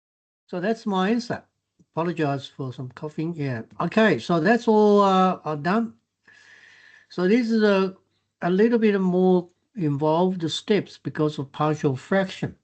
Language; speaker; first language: English; non-native, fluent; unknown